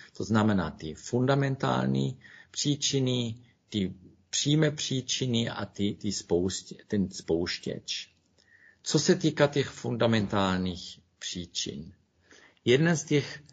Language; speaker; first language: Czech; non-native, fluent; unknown